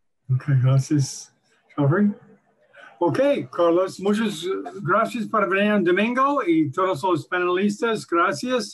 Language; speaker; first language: Spanish; non-native, learner; English